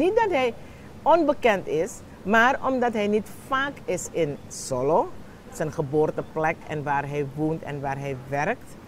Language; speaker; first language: Dutch; non-native, local second language; Javanese